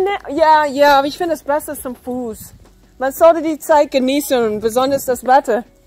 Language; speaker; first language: German; non-native, fluent; English